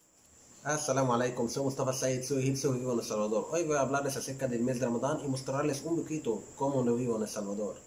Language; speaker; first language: Spanish; non-native, learner; Arabic